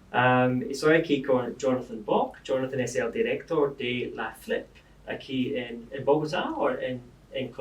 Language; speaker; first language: Spanish; non-native, fluent; English